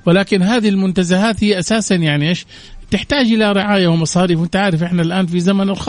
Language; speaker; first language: Arabic; native; Arabic